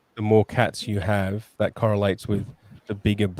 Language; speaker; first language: English; native; English